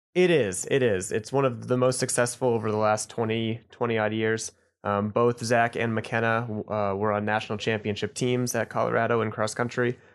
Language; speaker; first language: English; native; English